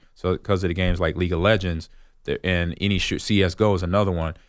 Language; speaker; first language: English; native; English